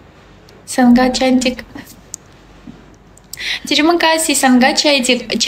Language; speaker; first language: Indonesian; non-native, learner; Russian